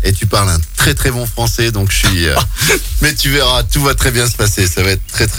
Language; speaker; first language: French; native; French